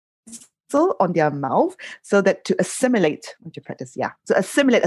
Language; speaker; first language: English; non-native, local second language; Cantonese